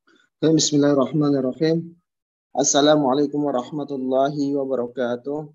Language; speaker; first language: Arabic; non-native, fluent; Indonesian